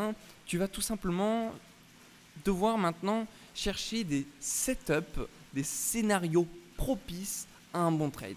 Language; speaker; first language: French; native; French